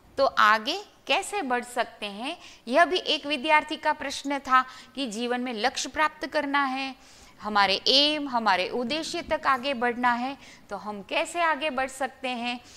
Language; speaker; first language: Hindi; non-native, local second language; Gujarati